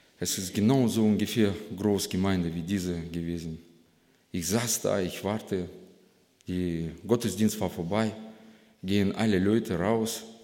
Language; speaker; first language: German; non-native, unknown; Russian